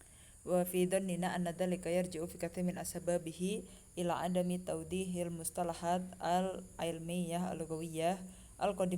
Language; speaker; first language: Arabic; non-native, fluent; Indonesian